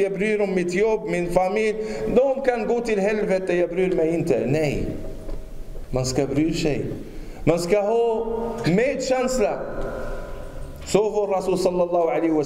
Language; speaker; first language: Swedish; non-native, fluent; Arabic